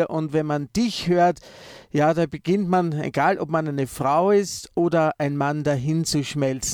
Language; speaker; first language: German; native; German